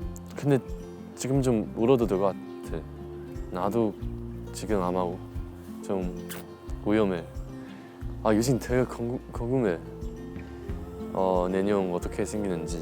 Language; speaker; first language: Korean; non-native, learner; Chinese